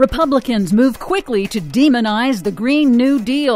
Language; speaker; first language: English; native; English